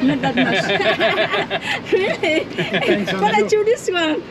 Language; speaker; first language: English; non-native, learner; Vietnamese